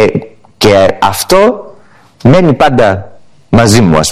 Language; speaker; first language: Greek; early bilingual, heritage; Greek